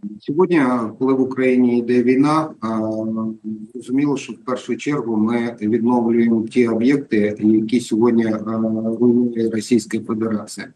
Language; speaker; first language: Ukrainian; native; Ukrainian